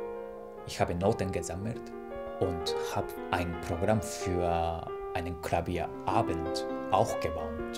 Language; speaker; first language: German; non-native, fluent; Japanese